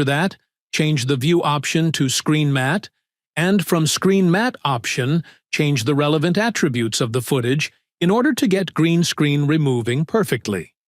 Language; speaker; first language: English; non-native, local second language; Bangla